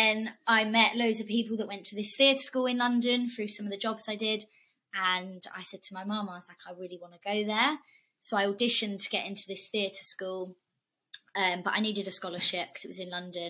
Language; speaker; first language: English; native; English